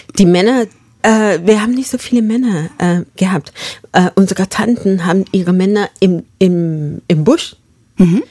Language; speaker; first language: German; non-native, fluent; Masai